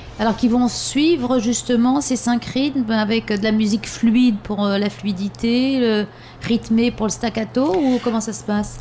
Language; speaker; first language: French; native; French